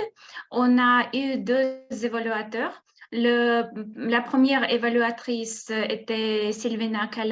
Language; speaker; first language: French; non-native, fluent; Russian